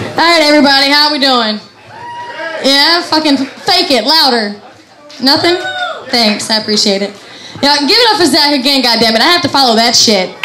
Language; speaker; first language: English; native; English